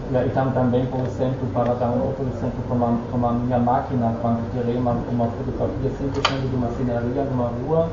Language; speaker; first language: Portuguese; non-native, fluent; Dutch